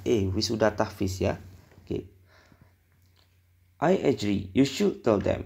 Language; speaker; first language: English; non-native, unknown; Indonesian